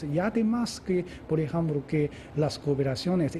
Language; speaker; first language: Spanish; non-native, fluent; Chinese